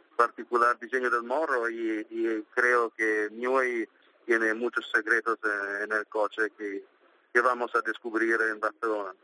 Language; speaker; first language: Spanish; non-native, learner; Italian